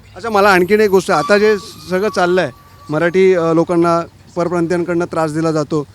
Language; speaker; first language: Marathi; native; Marathi